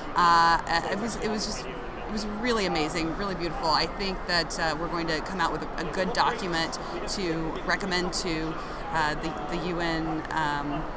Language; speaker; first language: English; native; English